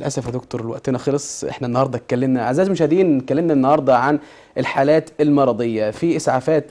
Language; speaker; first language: Arabic; native; Arabic